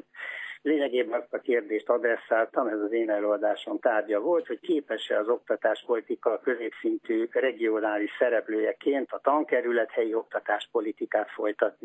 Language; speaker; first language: Hungarian; native; Hungarian